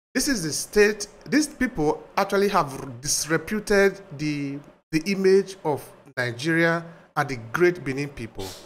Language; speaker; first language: English; non-native, local second language; Bini